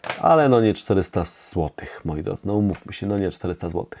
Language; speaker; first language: Polish; native; Polish